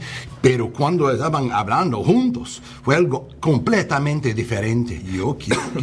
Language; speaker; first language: Spanish; non-native, learner; English